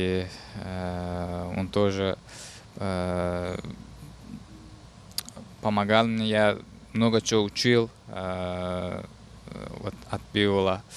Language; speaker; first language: Russian; non-native, fluent; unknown